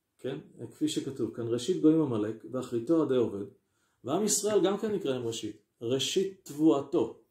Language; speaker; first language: Hebrew; native; Hebrew